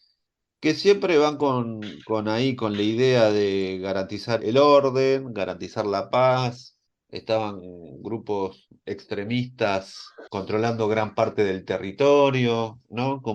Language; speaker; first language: Spanish; native; Spanish